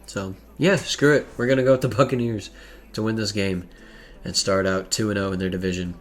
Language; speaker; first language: English; native; English